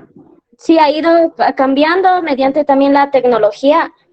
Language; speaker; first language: Spanish; native; Spanish